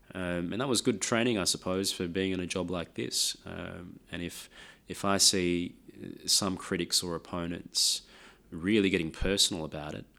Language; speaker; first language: English; non-native, local second language; Lao